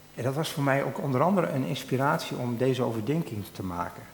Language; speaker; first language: Dutch; native; Dutch